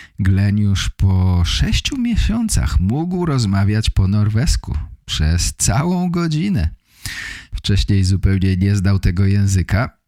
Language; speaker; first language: Polish; native; Polish